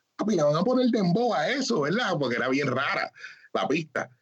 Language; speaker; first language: Spanish; early bilingual, heritage; Spanish